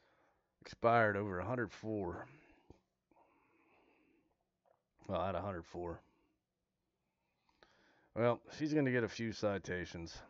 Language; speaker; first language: English; native; English